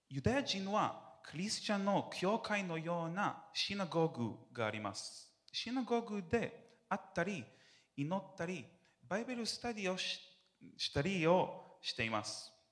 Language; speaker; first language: Japanese; non-native, learner; English